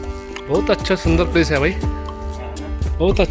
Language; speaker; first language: Hindi; non-native, local second language; Telugu